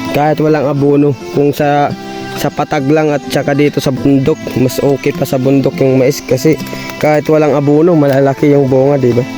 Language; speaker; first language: Filipino; non-native, local second language; Waray